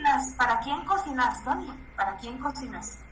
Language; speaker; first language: Spanish; native; Spanish